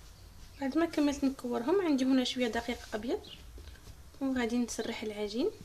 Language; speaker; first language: Arabic; native; Arabic